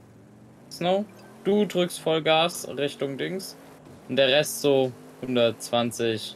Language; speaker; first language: German; native; German